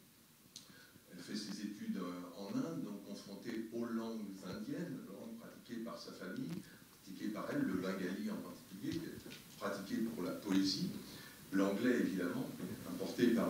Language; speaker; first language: French; native; French